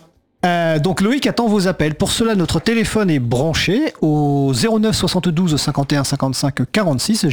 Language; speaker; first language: French; native; French